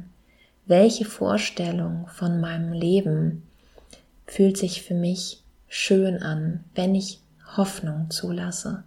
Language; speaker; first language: German; native; German